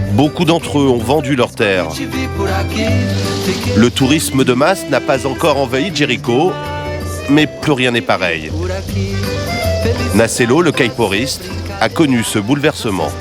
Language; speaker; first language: French; native; French